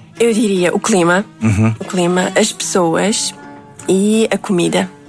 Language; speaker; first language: Portuguese; early bilingual, other home language; Uzbek